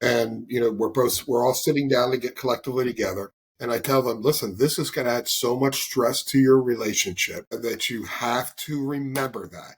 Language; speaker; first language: English; native; English